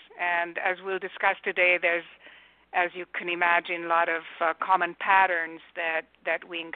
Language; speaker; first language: English; non-native, fluent; Romanian